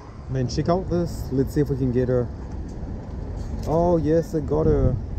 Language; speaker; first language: English; native; English